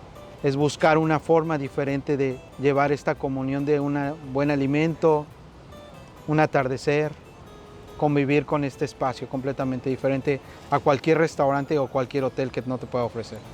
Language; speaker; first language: Spanish; native; Spanish